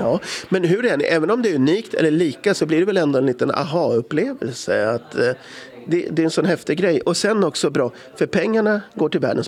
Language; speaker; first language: Swedish; native; Swedish